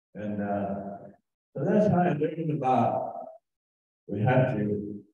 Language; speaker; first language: English; native; English